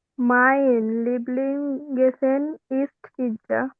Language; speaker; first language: German; non-native, learner; Bangla